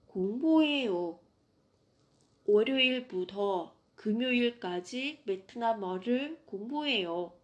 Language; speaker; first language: Korean; non-native, fluent; Vietnamese